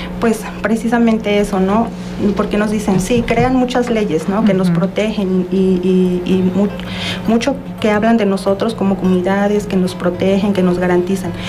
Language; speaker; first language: Spanish; non-native, local second language; Nahuatl languages